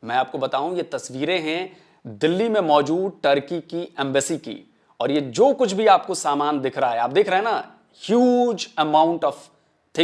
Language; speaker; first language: Hindi; native; Hindi